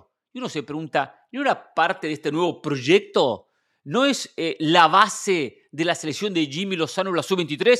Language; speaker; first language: Spanish; native; Spanish